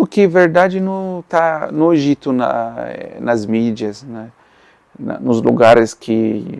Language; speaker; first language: Portuguese; non-native, fluent; Arabic